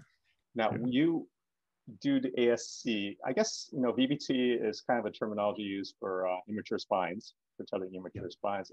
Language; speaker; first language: English; native; English